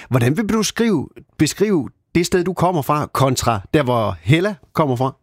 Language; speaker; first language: Danish; native; Danish